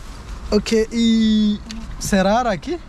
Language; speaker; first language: Spanish; non-native, learner; English